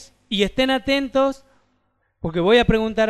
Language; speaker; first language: Spanish; native; Spanish